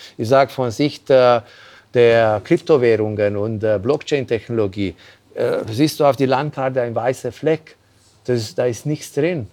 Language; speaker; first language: German; non-native, fluent; Hungarian